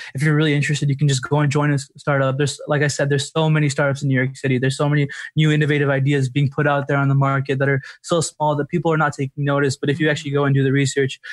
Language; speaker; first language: English; native; English